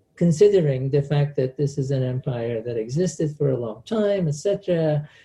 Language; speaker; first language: English; non-native, fluent; Turkish